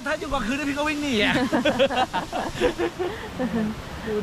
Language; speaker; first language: Thai; native; Thai